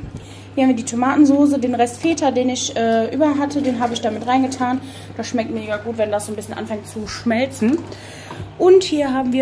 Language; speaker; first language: German; native; German